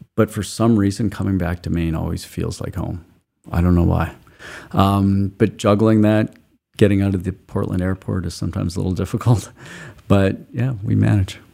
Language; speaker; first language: English; native; English